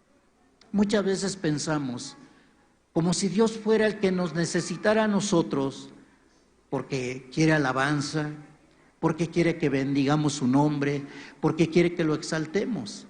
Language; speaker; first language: Spanish; native; Spanish